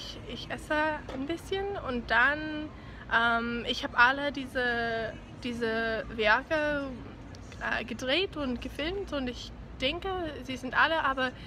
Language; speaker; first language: German; non-native, learner; English